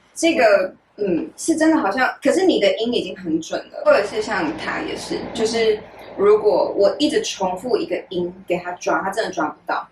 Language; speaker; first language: Chinese; native; Chinese